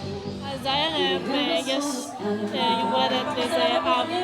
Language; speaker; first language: Hebrew; early bilingual, other home language; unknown